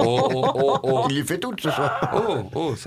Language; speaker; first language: French; native; French